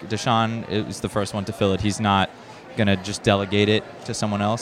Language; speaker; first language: English; native; English